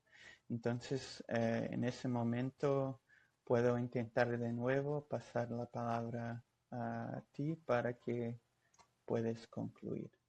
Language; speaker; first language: Spanish; non-native, fluent; Portuguese